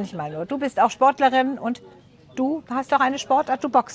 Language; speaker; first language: German; native; German